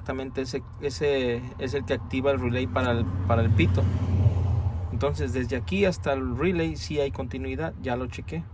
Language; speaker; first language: Spanish; native; Spanish